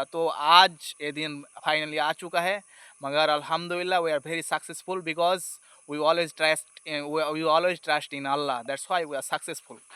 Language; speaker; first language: Hindi; non-native, fluent; Bangla